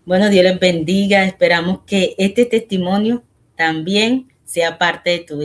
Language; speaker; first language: Spanish; native; Spanish